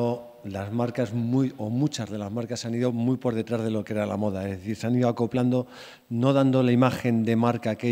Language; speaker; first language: Spanish; native; Spanish